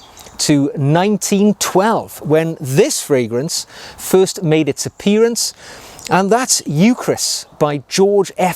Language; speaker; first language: English; native; English